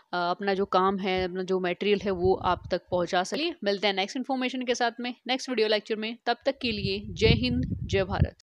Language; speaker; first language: Hindi; native; Hindi